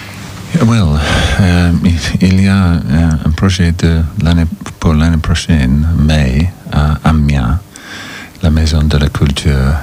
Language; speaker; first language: French; non-native, learner; English